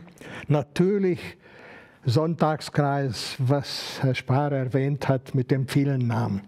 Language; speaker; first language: German; non-native, fluent; Hungarian